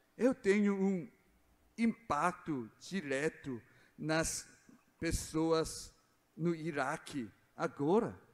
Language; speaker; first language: Portuguese; non-native, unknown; Korean